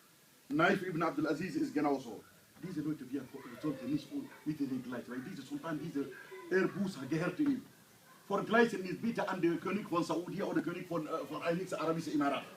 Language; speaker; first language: German; non-native, learner; Hausa